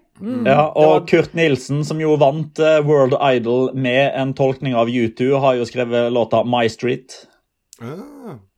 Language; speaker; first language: Norwegian; native; Norwegian